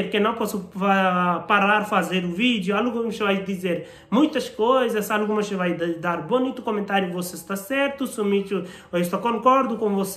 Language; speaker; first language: Portuguese; non-native, learner; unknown